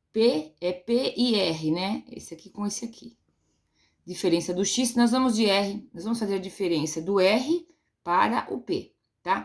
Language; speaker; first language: Portuguese; native; Portuguese